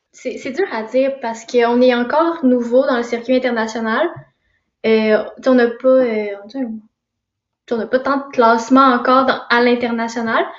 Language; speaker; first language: French; native; French